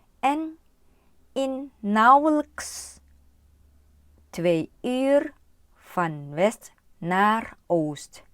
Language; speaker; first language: Dutch; non-native, learner; Thai